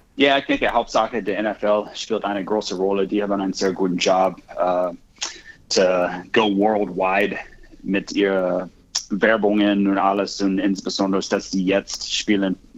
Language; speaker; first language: German; non-native, learner; English